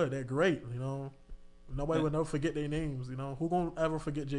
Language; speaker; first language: English; native; English